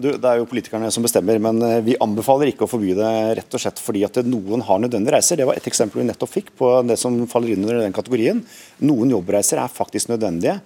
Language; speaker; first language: Norwegian; native; Norwegian